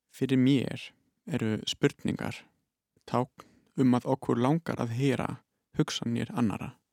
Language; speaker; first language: Icelandic; non-native, fluent; German